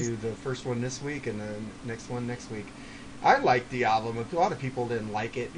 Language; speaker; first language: English; native; English